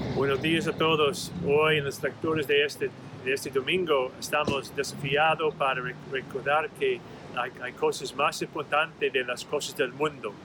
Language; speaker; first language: Spanish; non-native, fluent; English